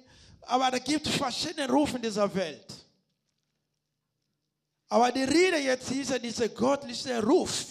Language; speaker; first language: German; non-native, learner; Lingala